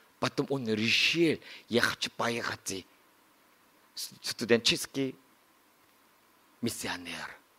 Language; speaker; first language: Russian; non-native, learner; Korean